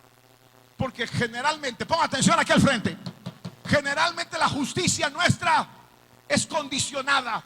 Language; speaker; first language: Spanish; native; Spanish